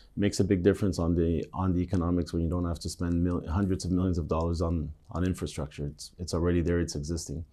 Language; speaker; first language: English; native; English